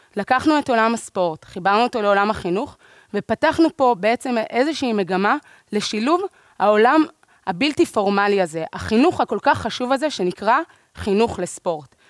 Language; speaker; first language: Hebrew; native; Hebrew